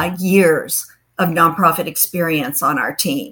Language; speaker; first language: English; native; English